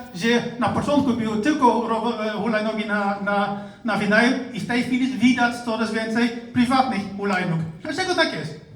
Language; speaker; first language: Polish; non-native, fluent; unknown